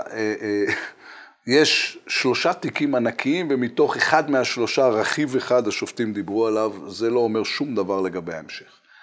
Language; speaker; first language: Hebrew; native; Hebrew